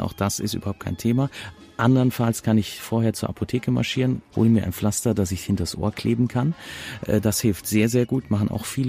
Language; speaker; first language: German; native; German